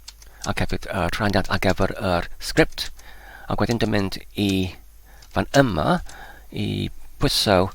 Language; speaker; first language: Welsh; non-native, learner; Polish